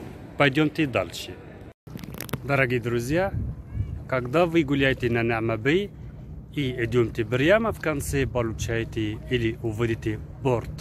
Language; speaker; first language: Russian; non-native, fluent; Arabic